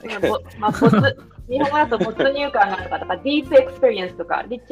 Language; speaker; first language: Japanese; native; Japanese